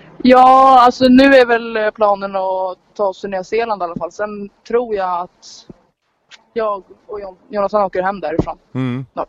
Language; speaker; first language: Swedish; native; Swedish